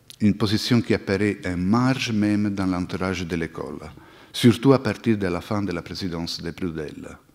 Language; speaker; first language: French; non-native, fluent; Italian